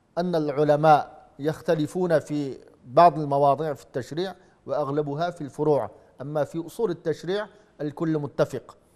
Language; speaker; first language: Arabic; non-native, fluent; Uyghur